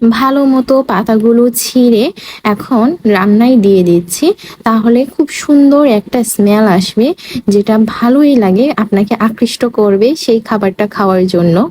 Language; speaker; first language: Bangla; native; Bangla